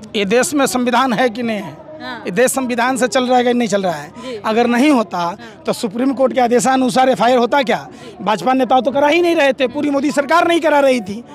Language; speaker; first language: Hindi; native; Hindi